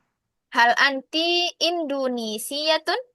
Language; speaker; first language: Arabic; non-native, fluent; Indonesian